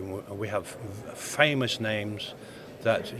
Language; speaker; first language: English; native; English